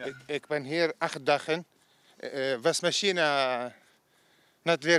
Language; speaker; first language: Dutch; non-native, learner; Arabic